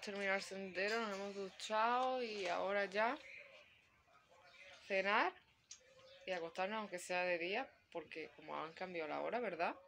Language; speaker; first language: Spanish; native; Spanish